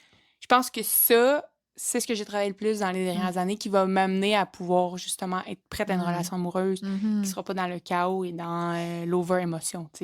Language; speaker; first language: French; native; French